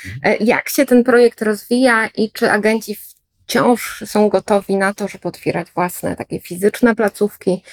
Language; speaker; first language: Polish; native; Polish